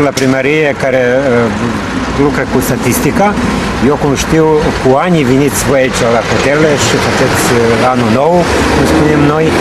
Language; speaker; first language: Romanian; non-native, learner; Serbian